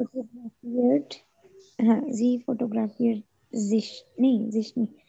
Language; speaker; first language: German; non-native, learner; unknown